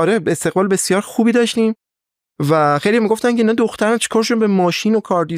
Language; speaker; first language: Persian; native; Persian